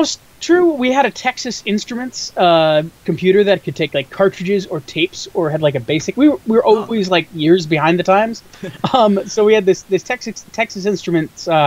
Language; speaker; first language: English; native; English